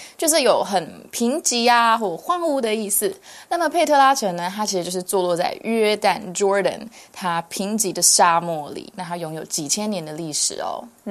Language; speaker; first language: Chinese; native; Chinese